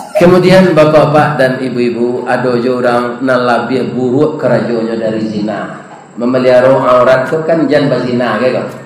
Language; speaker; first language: Malay; non-native, local second language; Minangkabau